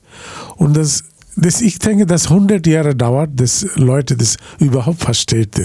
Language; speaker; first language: German; non-native, learner; Bangla